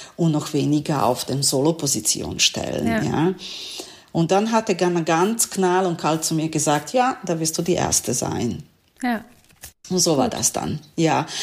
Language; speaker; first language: German; non-native, learner; Serbian